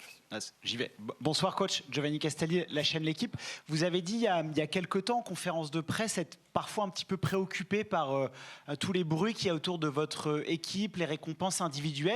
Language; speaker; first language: French; native; French